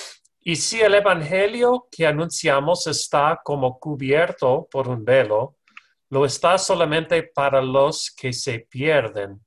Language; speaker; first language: Spanish; non-native, fluent; English